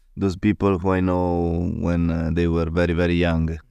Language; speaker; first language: English; non-native, learner; Italian